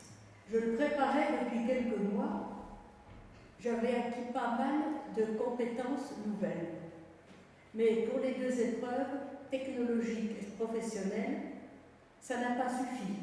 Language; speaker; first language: French; native; French